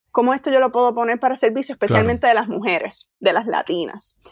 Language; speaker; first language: Spanish; native; Spanish